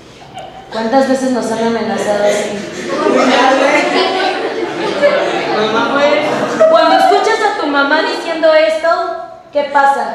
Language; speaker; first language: Spanish; native; Spanish